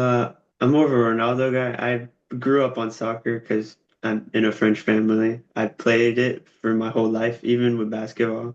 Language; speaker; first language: English; early bilingual, heritage; French